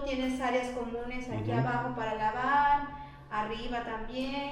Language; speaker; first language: Spanish; native; Spanish